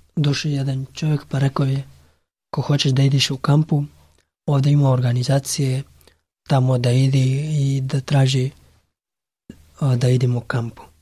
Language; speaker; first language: Serbian; non-native, learner; Pashto